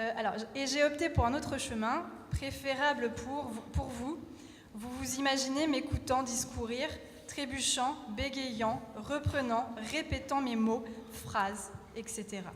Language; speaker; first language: French; native; French